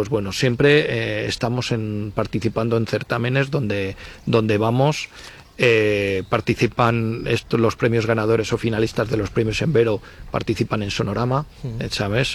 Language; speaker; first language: Spanish; native; Spanish